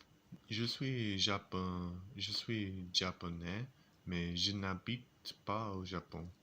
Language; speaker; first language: French; non-native, learner; English